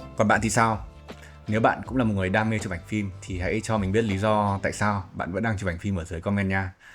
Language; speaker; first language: Vietnamese; native; Vietnamese